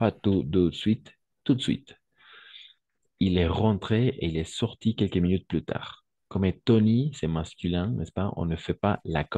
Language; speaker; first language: French; non-native, fluent; Spanish